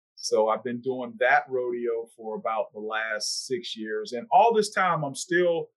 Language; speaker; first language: English; native; English